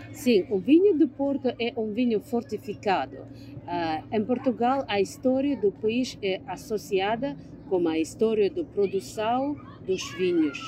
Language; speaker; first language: Portuguese; non-native, learner; English